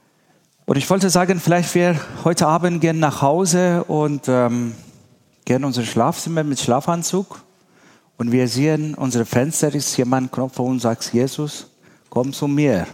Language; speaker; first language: German; non-native, learner; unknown